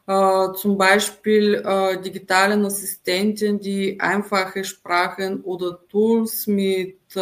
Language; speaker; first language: German; non-native, fluent; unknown